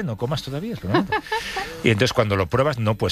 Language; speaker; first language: Spanish; native; Spanish